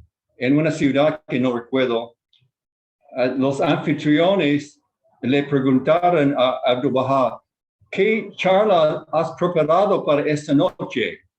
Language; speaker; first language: Spanish; non-native, fluent; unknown